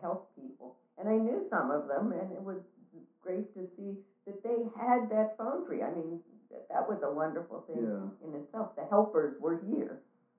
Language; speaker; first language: English; native; English